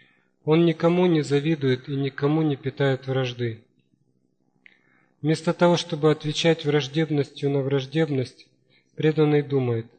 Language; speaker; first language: Russian; native; Russian